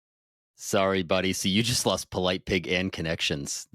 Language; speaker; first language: English; native; English